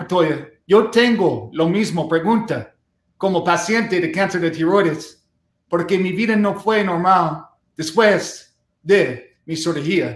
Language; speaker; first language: Spanish; non-native, fluent; English